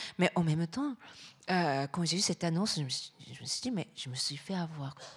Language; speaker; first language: French; non-native, fluent; Japanese